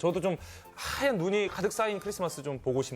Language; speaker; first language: Korean; native; Korean